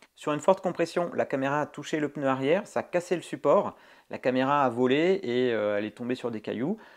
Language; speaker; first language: French; native; French